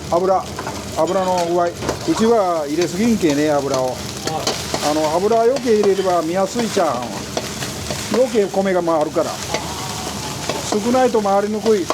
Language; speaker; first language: Japanese; native; Japanese